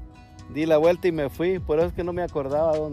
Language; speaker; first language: Spanish; native; Spanish